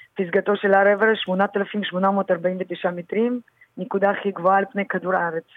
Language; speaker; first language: Hebrew; early bilingual, other home language; Russian